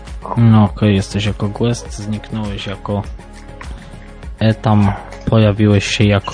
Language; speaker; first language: Polish; native; Polish